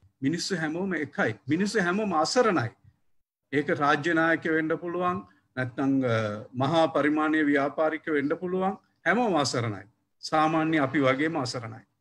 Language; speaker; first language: Sinhala; non-native, local second language; Tamil